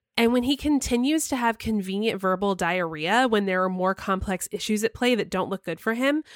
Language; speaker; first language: English; native; English